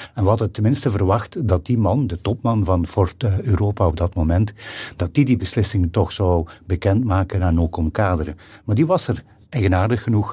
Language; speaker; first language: Dutch; native; Dutch